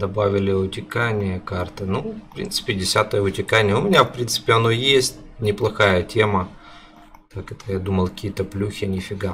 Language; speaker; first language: Russian; native; Russian